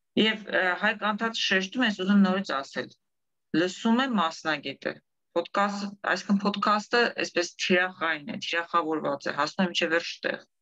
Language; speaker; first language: Armenian; native; Armenian